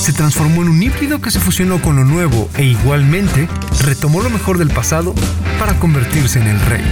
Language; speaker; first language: Spanish; native; Spanish